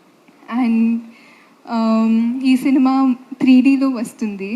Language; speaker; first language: Telugu; non-native, fluent; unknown